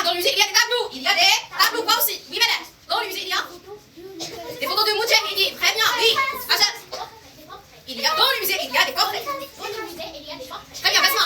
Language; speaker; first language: French; non-native, local second language; Arabic